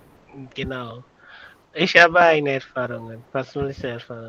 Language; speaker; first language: German; non-native, learner; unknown